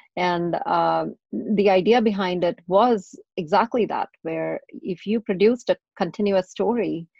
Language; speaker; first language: English; non-native, local second language; Tamil